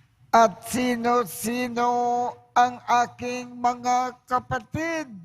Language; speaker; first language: Filipino; native; Filipino